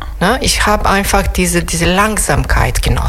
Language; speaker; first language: German; non-native, fluent; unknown